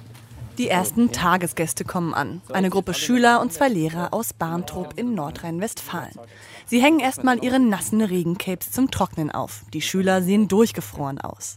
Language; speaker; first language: German; native; German